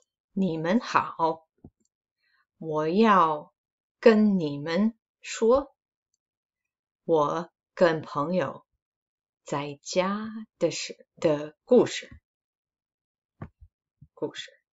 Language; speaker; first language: Chinese; non-native, fluent; English